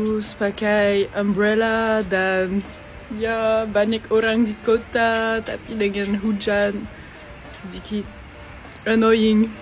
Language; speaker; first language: Indonesian; non-native, learner; French